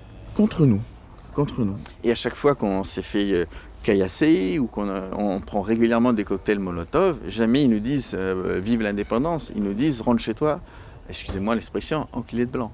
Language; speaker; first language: French; native; French